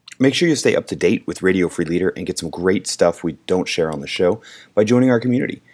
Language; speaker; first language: English; native; English